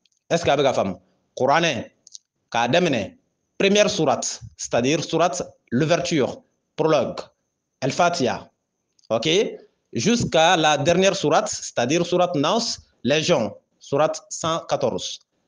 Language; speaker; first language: French; non-native, local second language; Bambara